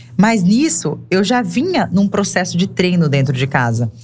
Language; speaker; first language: Portuguese; native; Portuguese